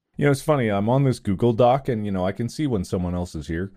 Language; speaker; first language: English; native; English